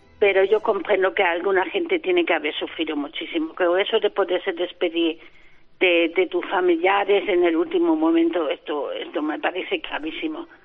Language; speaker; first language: Spanish; non-native, fluent; German